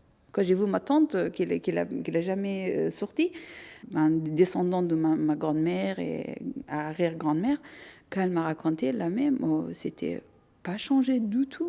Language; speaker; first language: French; non-native, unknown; Persian